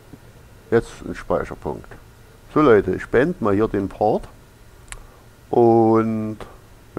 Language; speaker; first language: German; native; German